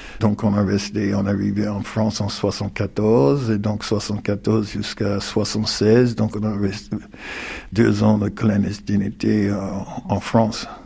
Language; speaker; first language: French; non-native, fluent; English